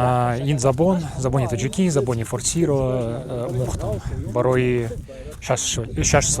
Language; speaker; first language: Tajik; non-native, fluent; Russian